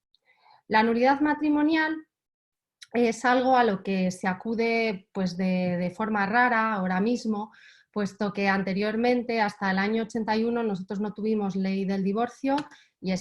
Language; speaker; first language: Spanish; native; Spanish